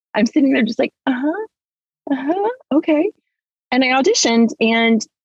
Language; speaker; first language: English; early bilingual, other home language; Spanish